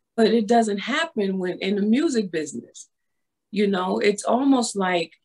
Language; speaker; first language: English; native; English